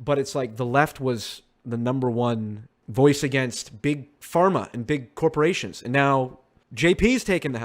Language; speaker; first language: English; native; English